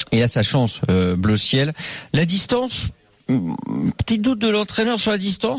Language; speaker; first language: French; native; French